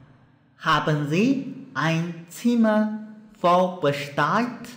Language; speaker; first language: German; non-native, fluent; Chinese